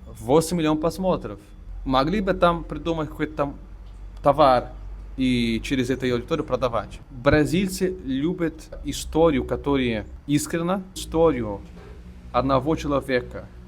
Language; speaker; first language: Russian; non-native, fluent; Portuguese